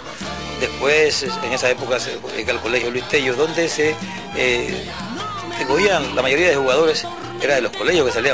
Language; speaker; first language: Spanish; native; Spanish